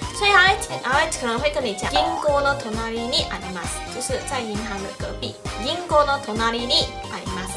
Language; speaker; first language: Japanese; non-native, local second language; Chinese